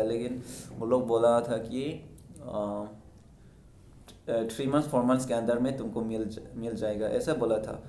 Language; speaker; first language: Hindi; non-native, local second language; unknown